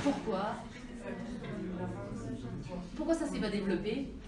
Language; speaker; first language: French; native; French